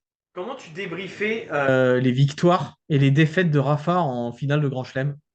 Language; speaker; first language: French; native; French